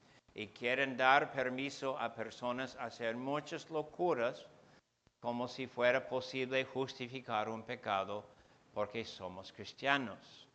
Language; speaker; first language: Spanish; non-native, fluent; English